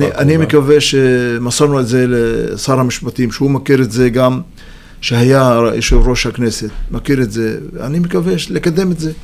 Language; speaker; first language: Hebrew; non-native, local second language; Arabic